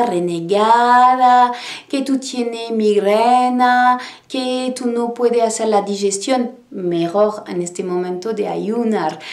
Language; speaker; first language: Spanish; non-native, learner; French